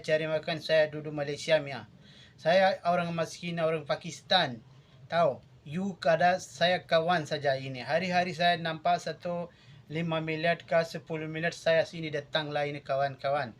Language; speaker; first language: Indonesian; non-native, learner; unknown